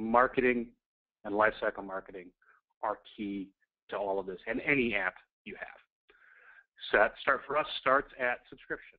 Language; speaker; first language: English; native; English